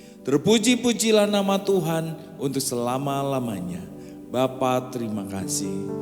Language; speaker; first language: Indonesian; native; Indonesian